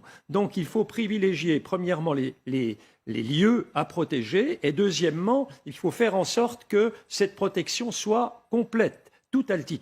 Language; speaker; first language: French; native; French